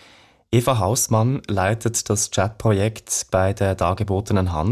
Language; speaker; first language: German; native; German